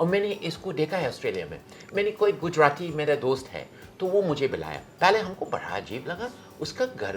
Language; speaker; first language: Hindi; non-native, fluent; English